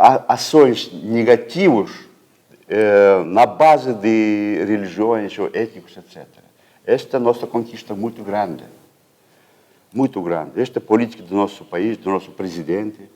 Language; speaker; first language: Portuguese; non-native, fluent; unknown